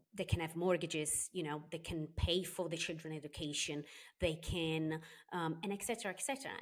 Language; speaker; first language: English; non-native, fluent; Italian